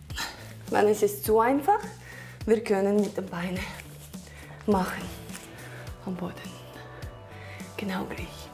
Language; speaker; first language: German; non-native, learner; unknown